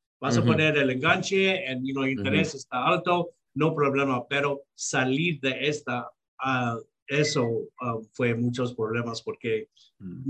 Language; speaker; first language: Spanish; early bilingual, heritage; Spanish